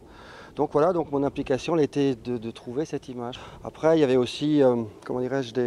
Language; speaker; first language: French; native; French